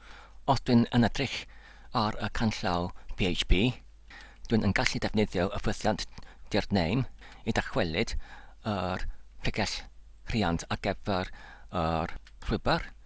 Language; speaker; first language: Welsh; non-native, learner; English